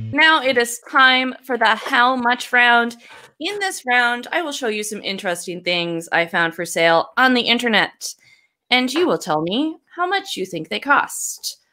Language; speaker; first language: English; native; English